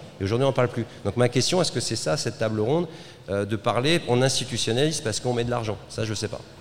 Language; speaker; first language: French; native; French